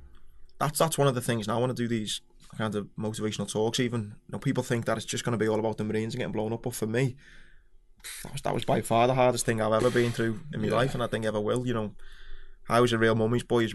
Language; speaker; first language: English; native; English